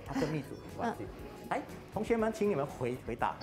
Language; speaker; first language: Chinese; native; Chinese